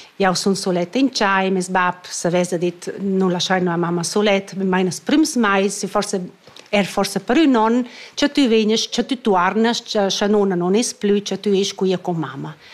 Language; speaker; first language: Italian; non-native, fluent; Romansh